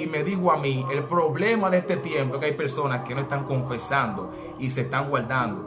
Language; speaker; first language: Spanish; native; Spanish